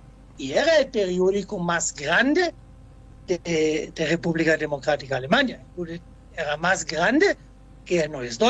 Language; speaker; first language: Spanish; non-native, fluent; German